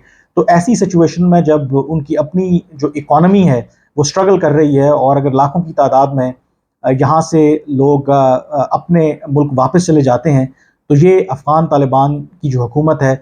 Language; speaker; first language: Urdu; native; Urdu